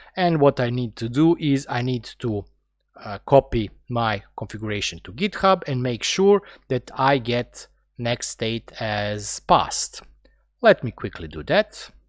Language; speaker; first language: English; non-native, fluent; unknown